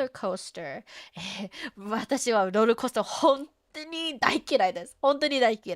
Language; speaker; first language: Japanese; non-native, learner; English